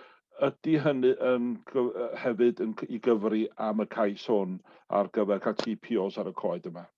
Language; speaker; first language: Welsh; native; Welsh